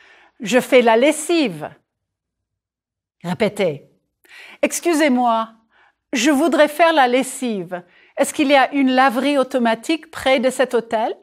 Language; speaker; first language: French; non-native, fluent; English